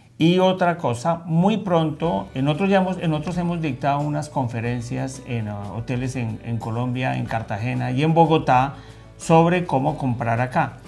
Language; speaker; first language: Spanish; native; Spanish